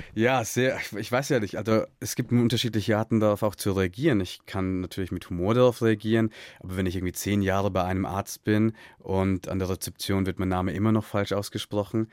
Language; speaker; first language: German; early bilingual, other home language; Tamil